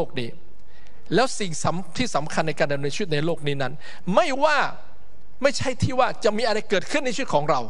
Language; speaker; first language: Thai; native; Thai